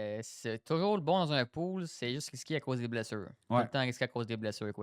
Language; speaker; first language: French; native; French